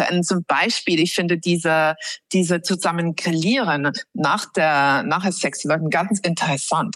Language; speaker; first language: German; non-native, fluent; English